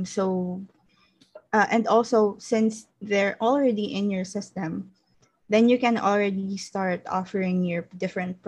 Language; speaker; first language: English; non-native, local second language; Filipino